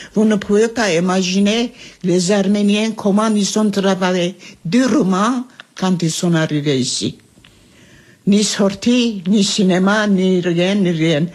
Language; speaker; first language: French; non-native, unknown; Armenian